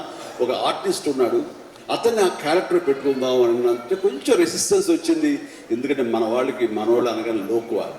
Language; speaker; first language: Telugu; native; Telugu